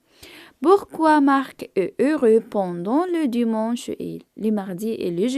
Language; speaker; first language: French; non-native, fluent; Arabic